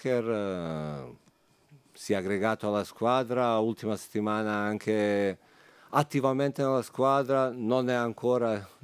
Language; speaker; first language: Italian; non-native, fluent; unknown